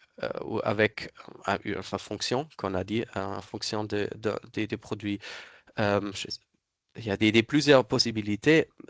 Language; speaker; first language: French; non-native, fluent; German